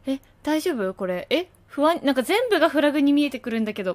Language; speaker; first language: Japanese; native; Japanese